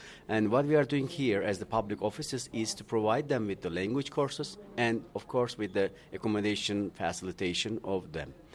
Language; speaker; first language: English; non-native, fluent; Turkish